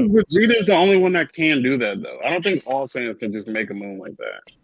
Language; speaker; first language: English; native; English